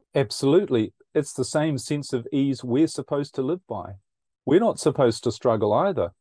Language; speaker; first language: English; native; English